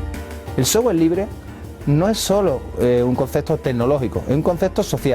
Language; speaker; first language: Spanish; native; Spanish